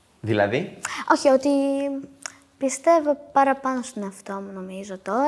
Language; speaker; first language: Greek; native; Greek